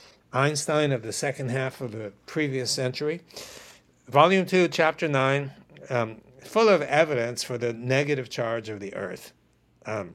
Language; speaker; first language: English; native; English